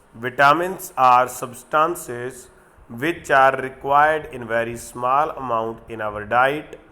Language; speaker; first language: English; non-native, local second language; Punjabi